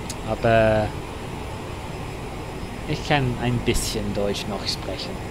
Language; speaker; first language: German; non-native, learner; English